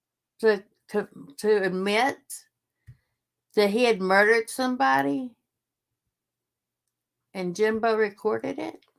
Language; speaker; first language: English; native; English